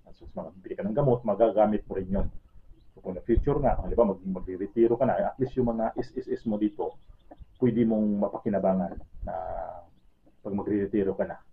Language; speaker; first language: Filipino; native; Filipino